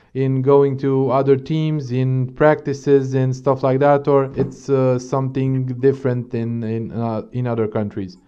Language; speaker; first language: English; non-native, fluent; Romanian